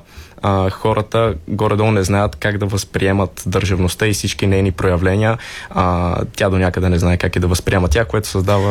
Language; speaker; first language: Bulgarian; native; Bulgarian